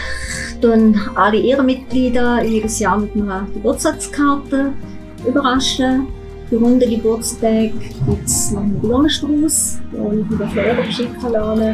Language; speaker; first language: German; native; German